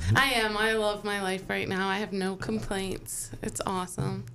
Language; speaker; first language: English; native; English